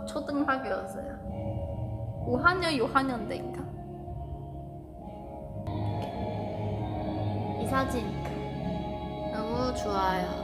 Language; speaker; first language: Korean; non-native, learner; Chinese